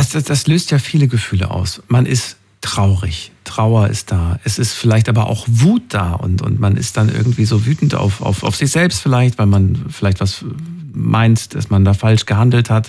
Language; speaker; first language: German; native; German